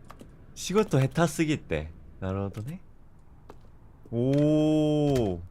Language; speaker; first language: Japanese; non-native, fluent; Korean